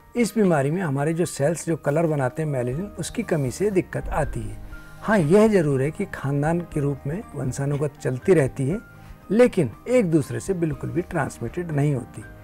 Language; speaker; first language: Hindi; native; Hindi